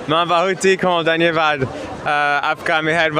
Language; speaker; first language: Hindi; non-native, learner; German